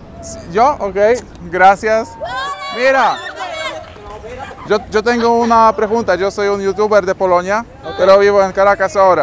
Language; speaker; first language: Spanish; non-native, learner; Polish